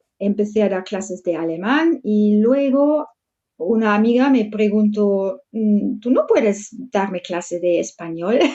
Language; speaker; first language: Spanish; non-native, fluent; German